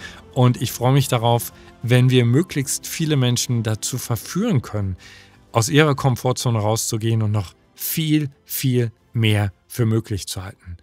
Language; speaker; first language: German; native; German